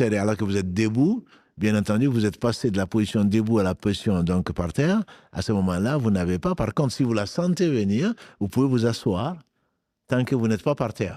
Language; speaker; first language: French; native; French